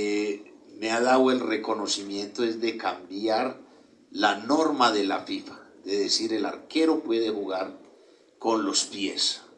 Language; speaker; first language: Spanish; native; Spanish